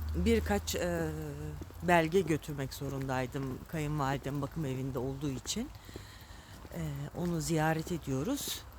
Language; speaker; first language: Turkish; early bilingual, heritage; Turkish